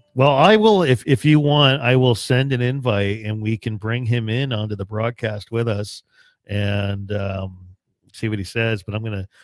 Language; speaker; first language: English; native; English